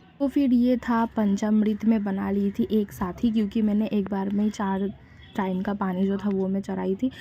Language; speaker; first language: Hindi; non-native, local second language; Bangla